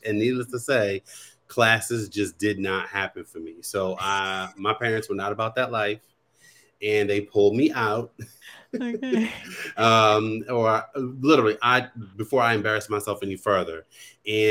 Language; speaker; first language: English; native; English